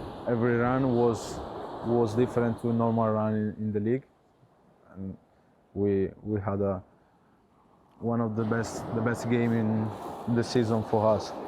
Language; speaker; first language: English; non-native, learner; Italian